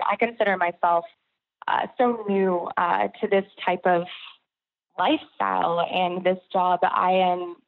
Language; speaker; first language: English; native; English